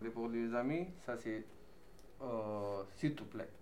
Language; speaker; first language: French; non-native, learner; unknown